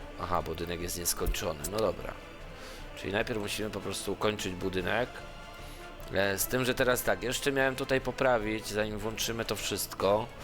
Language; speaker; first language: Polish; native; Polish